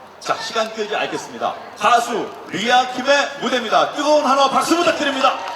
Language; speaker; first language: Korean; native; Korean